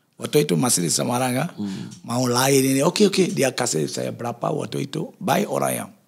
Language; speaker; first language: Indonesian; non-native, fluent; English